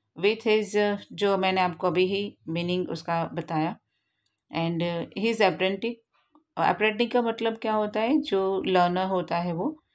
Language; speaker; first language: Hindi; non-native, local second language; Gujarati